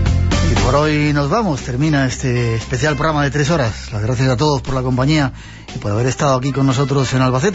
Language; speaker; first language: Spanish; native; Spanish